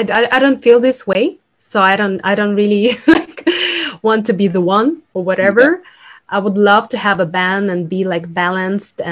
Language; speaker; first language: English; non-native, fluent; Ukrainian